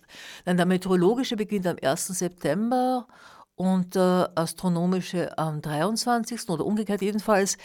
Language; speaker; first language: German; native; German